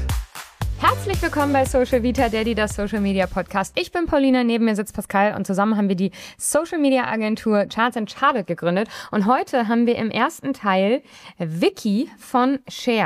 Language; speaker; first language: German; native; German